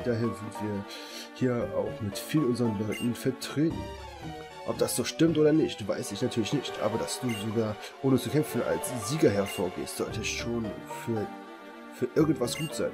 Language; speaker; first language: German; native; German